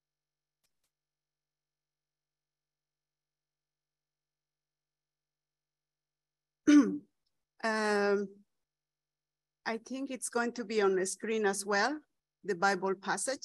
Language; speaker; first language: English; non-native, fluent; Spanish